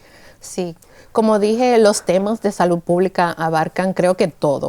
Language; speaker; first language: Spanish; early bilingual, heritage; Spanish